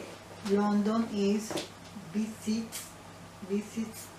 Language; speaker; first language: English; non-native, learner; Spanish